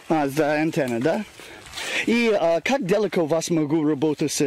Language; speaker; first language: Russian; non-native, learner; English